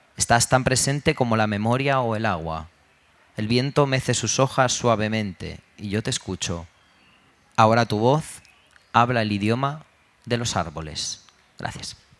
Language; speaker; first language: Spanish; early bilingual, other home language; Romanian